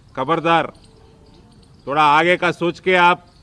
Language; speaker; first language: Hindi; non-native, local second language; Telugu